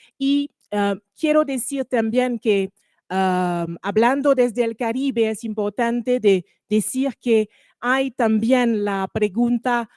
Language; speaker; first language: Spanish; non-native, learner; French